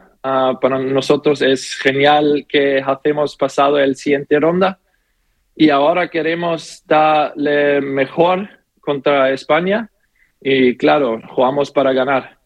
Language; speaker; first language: Spanish; non-native, learner; German